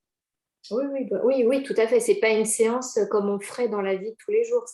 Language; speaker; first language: French; native; French